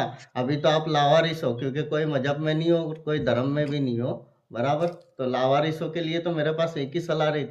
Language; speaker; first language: Hindi; native; Hindi